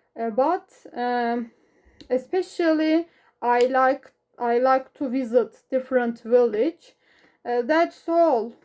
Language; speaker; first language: English; non-native, learner; Turkish